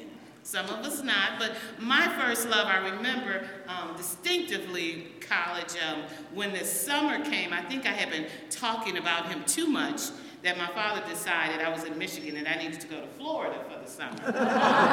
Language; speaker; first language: English; native; English